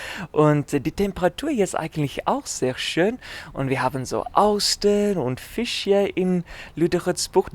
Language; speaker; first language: German; non-native, learner; Afrikaans